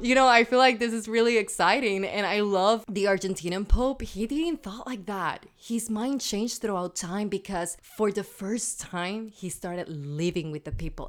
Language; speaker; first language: English; non-native, fluent; Spanish